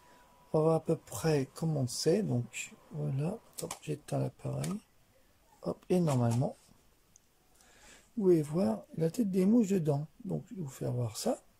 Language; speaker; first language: French; native; French